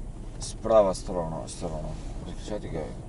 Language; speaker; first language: Russian; non-native, learner; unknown